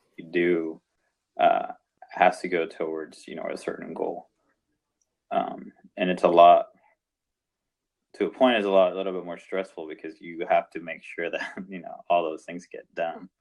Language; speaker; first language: English; non-native, local second language; Spanish